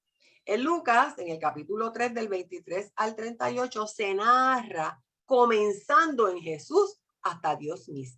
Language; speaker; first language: Spanish; native; Spanish